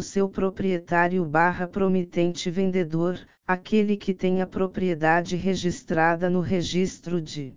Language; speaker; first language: Portuguese; native; Portuguese